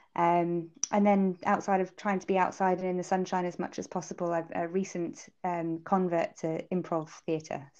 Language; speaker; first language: English; native; English